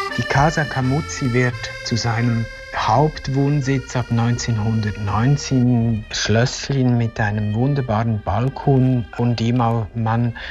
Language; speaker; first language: German; native; German